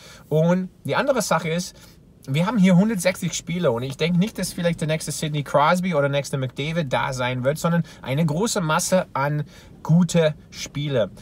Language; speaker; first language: German; non-native, fluent; English